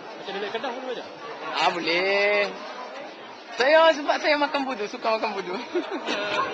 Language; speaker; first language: Malay; non-native, fluent; Arabic